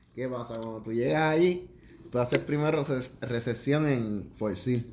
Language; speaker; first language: Spanish; native; Spanish